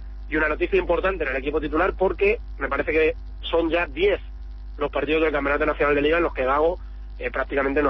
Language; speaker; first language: Spanish; native; Spanish